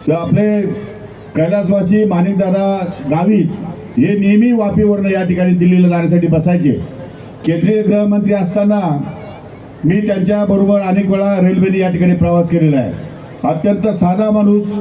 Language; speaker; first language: Marathi; native; Marathi